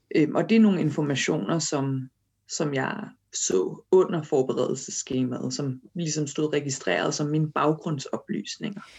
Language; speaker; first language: Danish; early bilingual, other home language; Kurdish